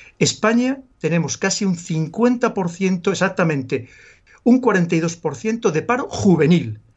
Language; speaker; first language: Spanish; native; Spanish